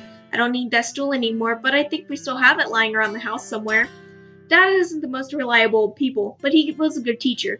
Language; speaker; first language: English; native; English